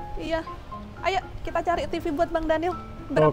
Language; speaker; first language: Indonesian; native; Indonesian